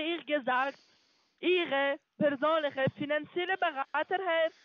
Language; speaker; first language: German; non-native, learner; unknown